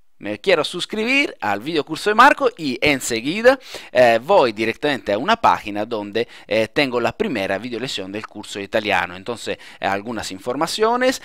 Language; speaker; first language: Spanish; non-native, fluent; Italian